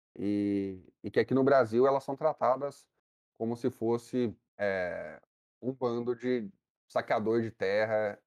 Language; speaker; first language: Portuguese; native; Portuguese